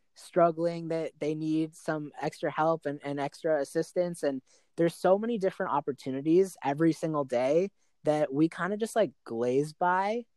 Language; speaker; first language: English; native; English